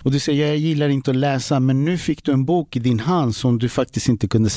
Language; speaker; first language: Swedish; native; Swedish